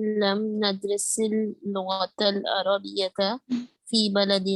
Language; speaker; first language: Arabic; non-native, learner; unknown